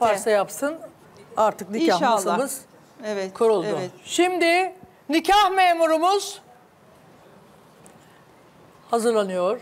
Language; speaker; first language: Turkish; native; Turkish